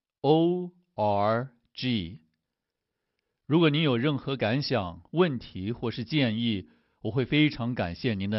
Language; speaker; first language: Chinese; native; Chinese